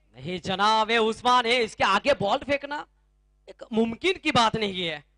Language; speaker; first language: Hindi; non-native, local second language; Bangla